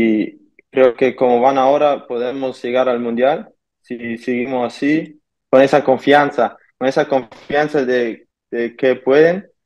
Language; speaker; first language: Spanish; early bilingual, heritage; German